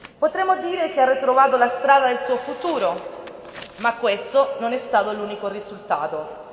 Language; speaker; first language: Italian; non-native, fluent; Spanish